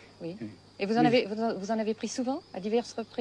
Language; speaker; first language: French; native; French